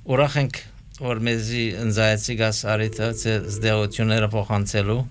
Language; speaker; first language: Armenian; early bilingual, heritage; Armenian